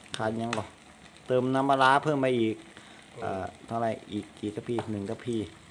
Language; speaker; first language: Thai; native; Thai